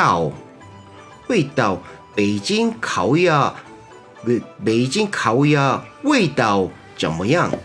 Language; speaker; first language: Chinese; non-native, learner; Korean